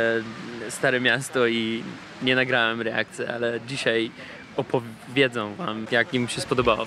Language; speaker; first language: Polish; non-native, fluent; Russian